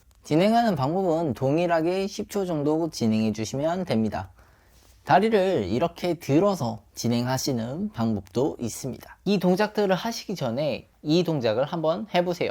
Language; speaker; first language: Korean; native; Korean